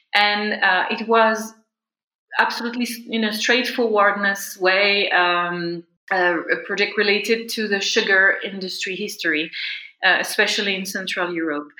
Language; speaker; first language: English; non-native, fluent; French